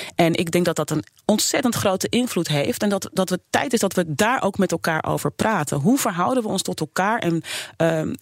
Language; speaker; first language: Dutch; native; Dutch